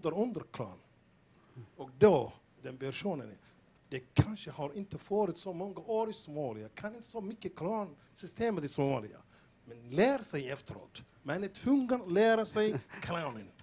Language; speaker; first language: Swedish; non-native, learner; Somali